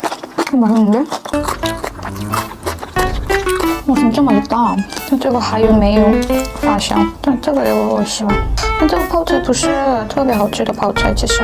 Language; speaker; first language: Chinese; non-native, learner; Korean